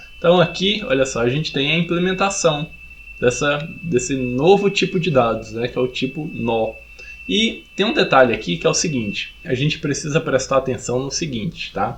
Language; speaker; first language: Portuguese; native; Portuguese